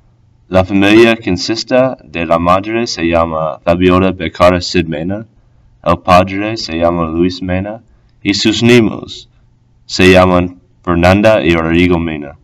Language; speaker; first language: Spanish; non-native, learner; English